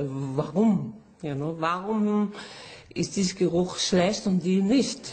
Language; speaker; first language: German; non-native, fluent; Norwegian